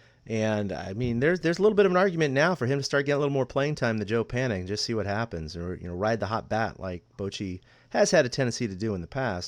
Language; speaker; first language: English; native; English